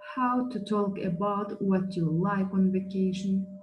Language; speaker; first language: English; non-native, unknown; Kazakh